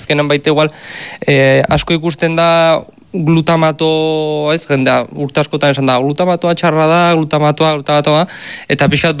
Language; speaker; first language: Basque; native; Basque